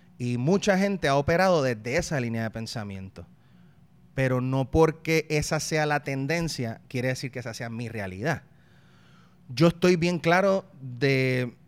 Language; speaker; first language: Spanish; native; Spanish